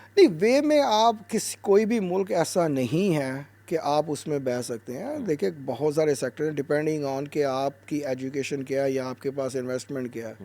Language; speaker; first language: Urdu; native; Urdu